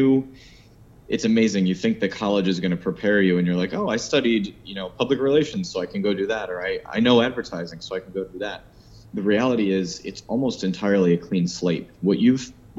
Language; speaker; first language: English; native; English